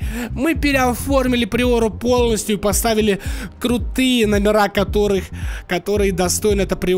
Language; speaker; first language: Russian; native; Russian